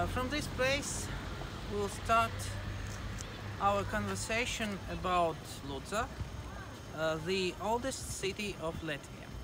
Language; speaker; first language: English; non-native, fluent; Russian